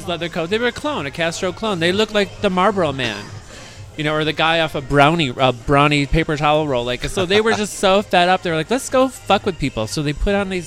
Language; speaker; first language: English; native; English